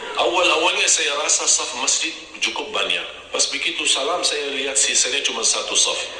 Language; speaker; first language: Indonesian; non-native, fluent; Arabic